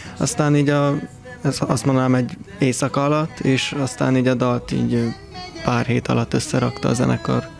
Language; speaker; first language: Hungarian; native; Hungarian